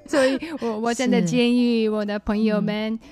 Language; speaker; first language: Chinese; non-native, learner; Japanese